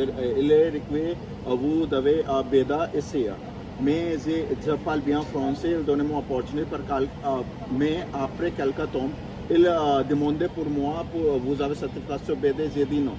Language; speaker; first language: French; non-native, learner; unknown